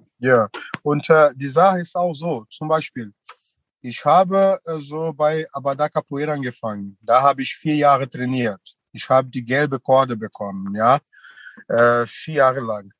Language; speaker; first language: German; non-native, fluent; Portuguese